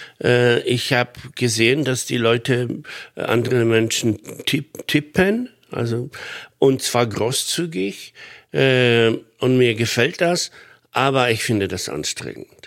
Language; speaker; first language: German; non-native, fluent; Polish